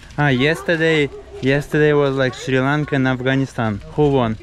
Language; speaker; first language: English; non-native, learner; Russian